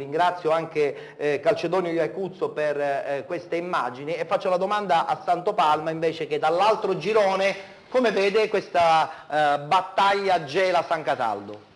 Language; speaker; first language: Italian; native; Italian